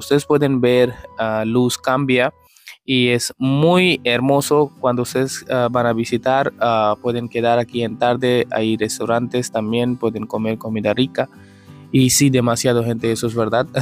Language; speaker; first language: Spanish; non-native, learner; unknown